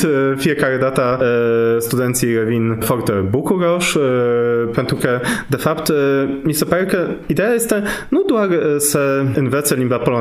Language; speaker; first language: Romanian; non-native, fluent; Polish